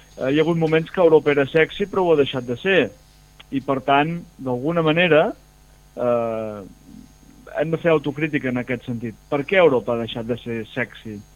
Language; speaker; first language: Catalan; native; Catalan